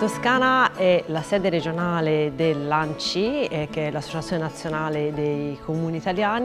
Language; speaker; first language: Italian; native; Italian